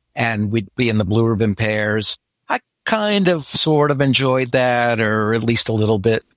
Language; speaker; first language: English; native; English